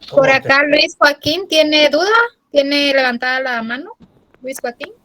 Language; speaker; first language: Spanish; native; Spanish